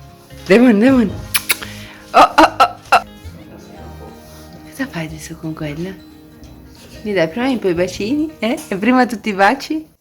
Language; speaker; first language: Italian; native; Italian